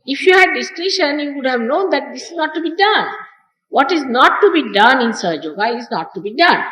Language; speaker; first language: English; non-native, local second language; Marathi